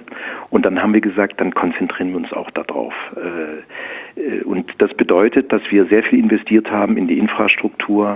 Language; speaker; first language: German; native; German